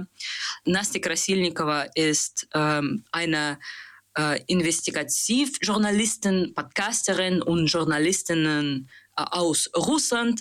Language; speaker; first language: German; non-native, learner; Russian